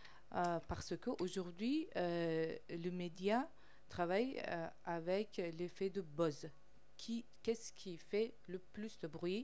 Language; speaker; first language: French; non-native, fluent; Persian